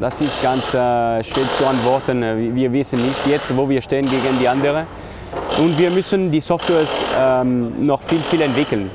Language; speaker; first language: German; non-native, local second language; French